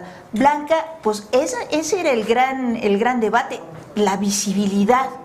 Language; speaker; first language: Spanish; native; Spanish